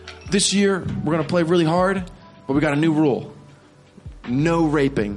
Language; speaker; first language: English; native; English